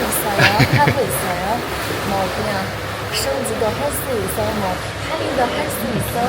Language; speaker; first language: Korean; non-native, learner; Chinese